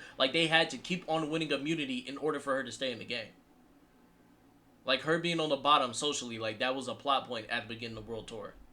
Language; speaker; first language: English; native; English